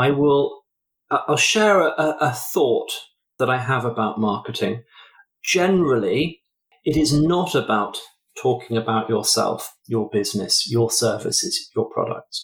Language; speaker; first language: English; native; English